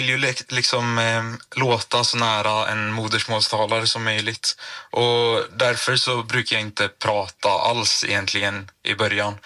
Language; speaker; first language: Swedish; native; Swedish